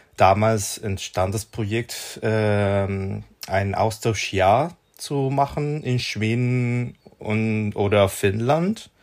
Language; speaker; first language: German; non-native, fluent; Spanish